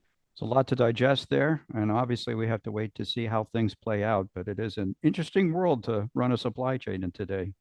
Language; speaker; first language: English; native; English